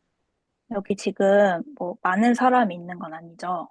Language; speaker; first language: Korean; native; Korean